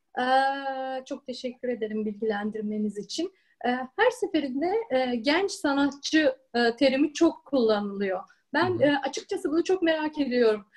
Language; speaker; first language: Turkish; native; Turkish